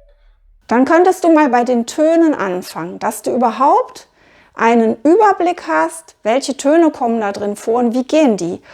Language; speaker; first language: German; native; German